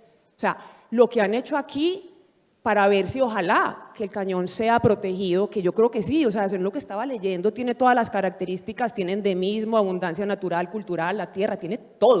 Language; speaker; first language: Spanish; native; Spanish